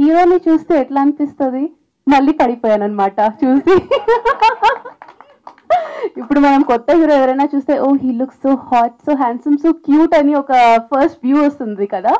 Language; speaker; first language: Telugu; non-native, local second language; Hindi